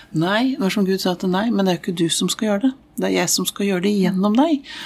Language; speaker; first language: Norwegian; native; Norwegian